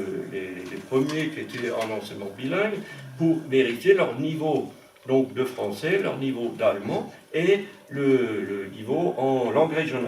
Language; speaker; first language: French; non-native, local second language; Swiss German